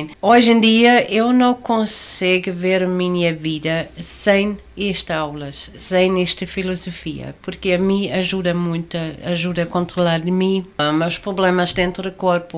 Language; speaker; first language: Portuguese; non-native, learner; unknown